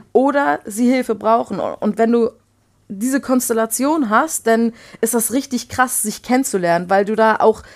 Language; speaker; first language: German; native; German